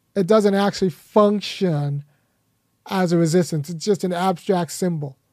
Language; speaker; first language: English; early bilingual, other home language; Akan